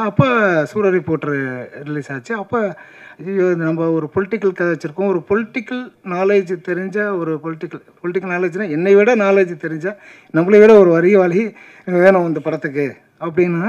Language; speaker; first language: Tamil; native; Tamil